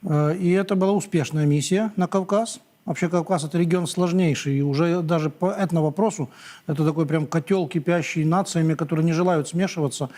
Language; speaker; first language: Russian; native; Russian